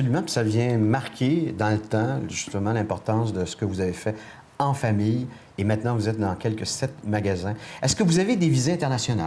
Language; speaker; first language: French; native; French